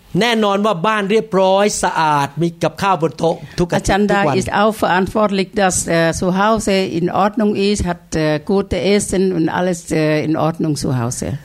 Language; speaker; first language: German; non-native, learner; Thai